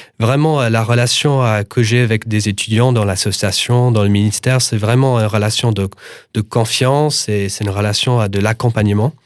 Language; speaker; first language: French; non-native, fluent; English